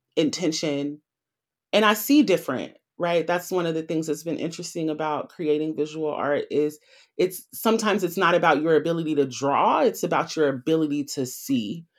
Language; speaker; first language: English; native; English